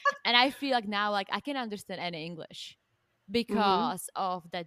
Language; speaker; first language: English; non-native, fluent; Czech